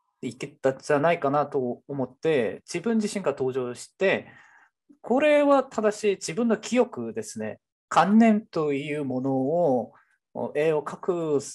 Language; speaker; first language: Japanese; non-native, fluent; Korean